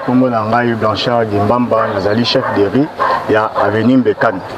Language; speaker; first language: Lingala; native; Lingala